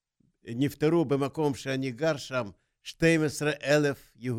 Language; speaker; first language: Hebrew; non-native, fluent; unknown